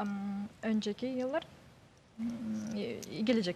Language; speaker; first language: Turkish; non-native, learner; Yakut